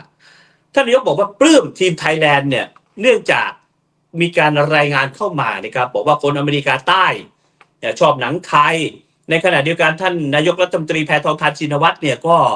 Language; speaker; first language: Thai; native; Thai